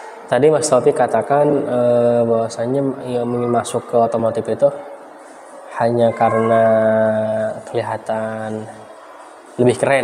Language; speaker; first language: Indonesian; native; Indonesian